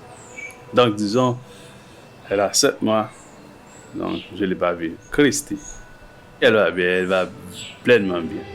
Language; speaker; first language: French; non-native, local second language; Haitian Creole